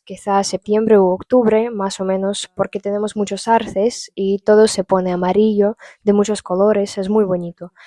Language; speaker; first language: Spanish; non-native, fluent; Russian